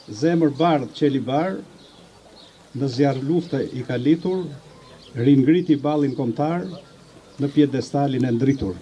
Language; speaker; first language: Albanian; native; Albanian